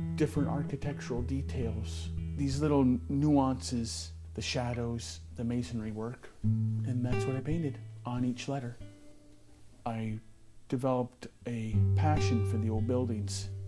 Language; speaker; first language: English; native; English